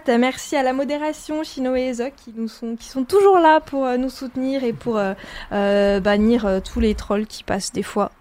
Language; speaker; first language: French; native; French